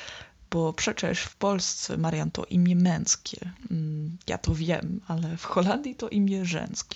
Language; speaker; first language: Polish; non-native, learner; Dutch